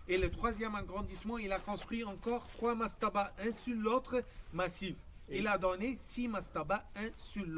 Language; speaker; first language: French; non-native, fluent; Arabic